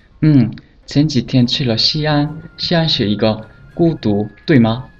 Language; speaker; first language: Chinese; non-native, fluent; Korean